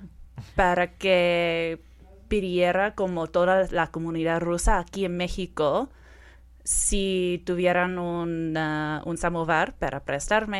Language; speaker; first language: Spanish; non-native, fluent; English